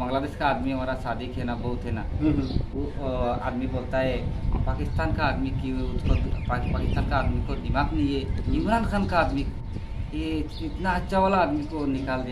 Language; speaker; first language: Hindi; non-native, learner; Bangla